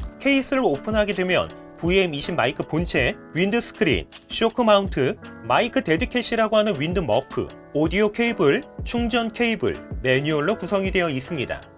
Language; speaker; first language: Korean; native; Korean